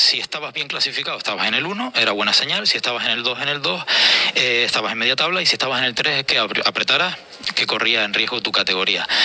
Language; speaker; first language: Spanish; native; Spanish